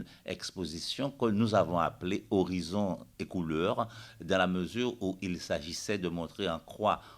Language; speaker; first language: French; native; French